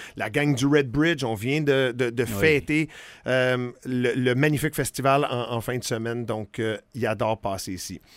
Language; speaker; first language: French; native; French